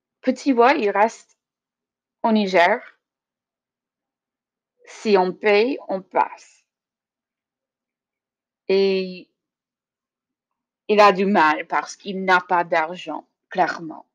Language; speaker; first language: French; non-native, learner; English